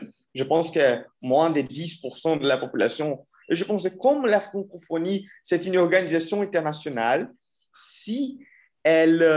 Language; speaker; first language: French; non-native, fluent; Portuguese